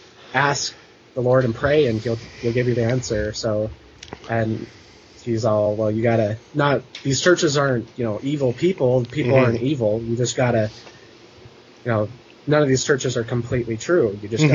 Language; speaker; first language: English; native; English